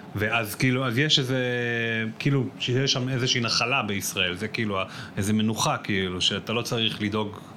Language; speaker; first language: Hebrew; native; Hebrew